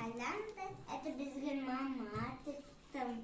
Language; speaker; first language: Russian; non-native, local second language; Kazakh